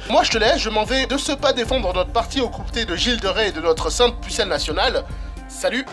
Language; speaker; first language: French; native; French